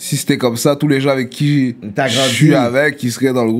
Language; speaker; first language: French; native; French